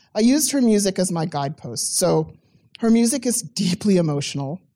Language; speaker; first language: English; native; English